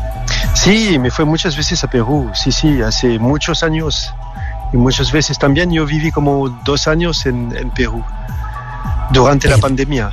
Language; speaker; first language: Spanish; non-native, fluent; French